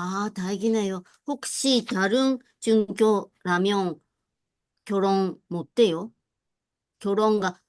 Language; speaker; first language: Korean; non-native, learner; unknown